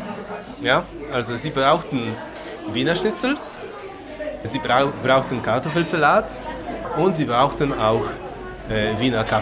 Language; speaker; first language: German; non-native, fluent; Polish